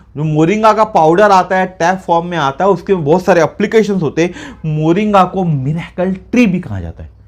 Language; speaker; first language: Hindi; non-native, local second language; Marathi